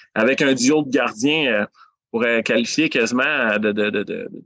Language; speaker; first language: French; native; French